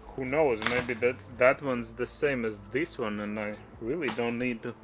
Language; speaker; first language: English; non-native, learner; Latvian